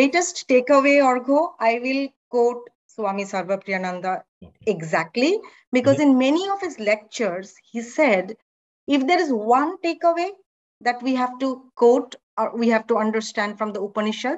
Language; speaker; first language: English; non-native, local second language; Bangla